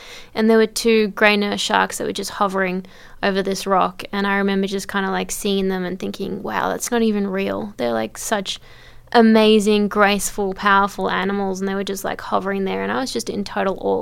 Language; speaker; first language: English; native; English